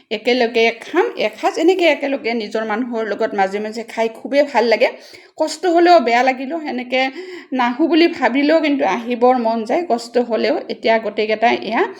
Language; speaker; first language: Assamese; native; Assamese